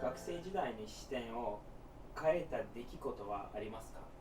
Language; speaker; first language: Japanese; non-native, learner; Turkish